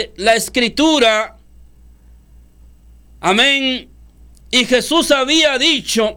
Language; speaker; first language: Spanish; native; Spanish